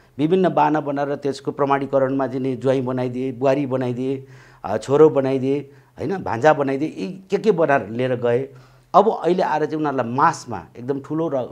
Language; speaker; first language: Nepali; native; Nepali